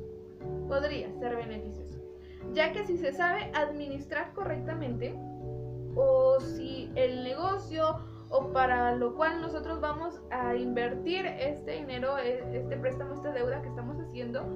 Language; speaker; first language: Spanish; native; Spanish